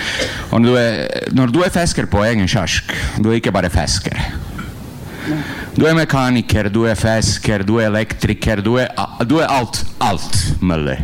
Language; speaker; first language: Norwegian; non-native, learner; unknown